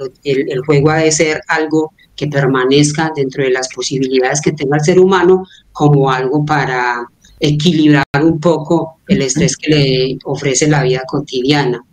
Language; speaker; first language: Spanish; native; Spanish